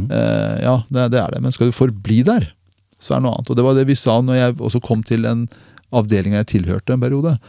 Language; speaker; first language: Norwegian; early bilingual, other home language; Persian